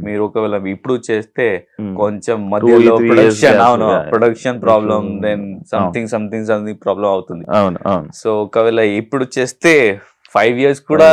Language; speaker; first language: Telugu; non-native, learner; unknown